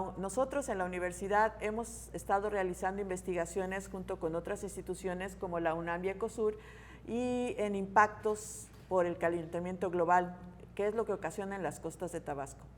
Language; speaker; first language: Spanish; native; Spanish